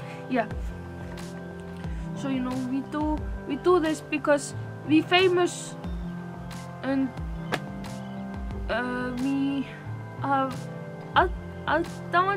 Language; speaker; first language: English; non-native, learner; Icelandic